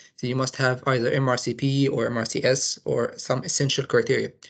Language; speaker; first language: English; non-native, fluent; Arabic